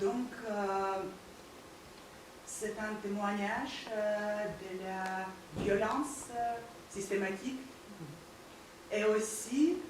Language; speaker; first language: French; non-native, fluent; Russian